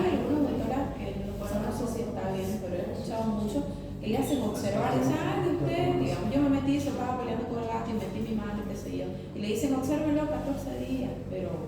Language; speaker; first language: Spanish; native; Spanish